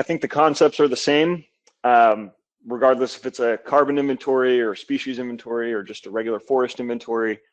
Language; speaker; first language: English; native; English